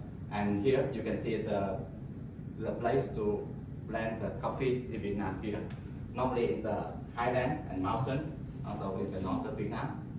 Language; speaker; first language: English; non-native, learner; Vietnamese